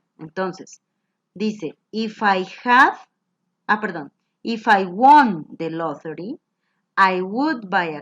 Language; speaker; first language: English; non-native, fluent; Spanish